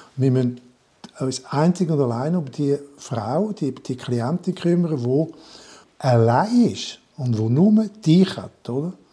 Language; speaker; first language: German; non-native, local second language; French